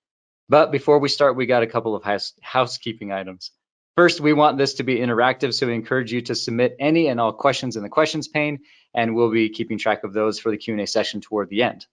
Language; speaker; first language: English; native; English